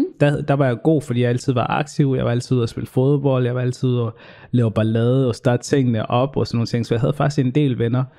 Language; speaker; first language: Danish; early bilingual, other home language; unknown